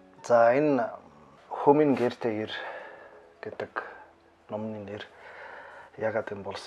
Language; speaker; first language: Mongolian; non-native, fluent; German